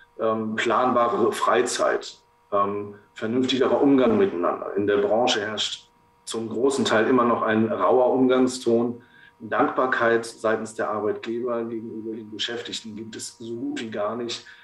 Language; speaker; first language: German; native; German